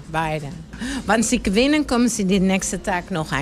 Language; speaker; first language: German; non-native, learner; Dutch